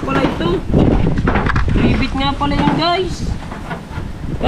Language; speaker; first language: Filipino; native; Filipino